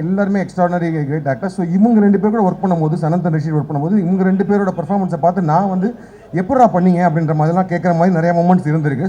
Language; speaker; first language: Tamil; native; Tamil